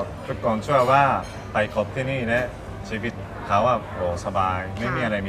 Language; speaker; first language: Thai; non-native, learner; Japanese